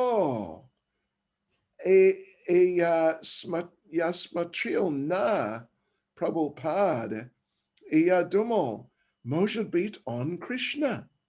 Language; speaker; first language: Russian; non-native, learner; English